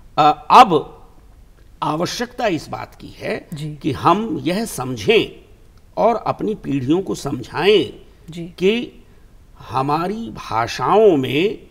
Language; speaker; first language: Hindi; native; Hindi